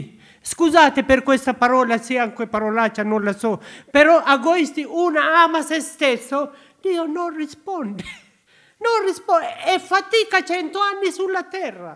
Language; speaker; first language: Italian; non-native, learner; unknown